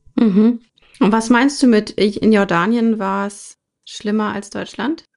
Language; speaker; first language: German; native; German